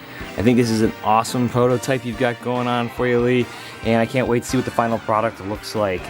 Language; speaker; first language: English; native; English